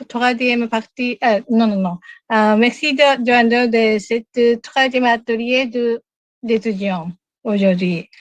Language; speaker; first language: French; non-native, learner; Japanese